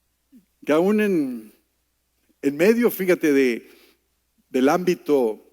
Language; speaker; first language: Spanish; native; Spanish